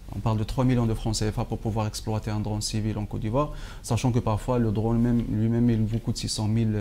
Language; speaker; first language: French; non-native, local second language; Arabic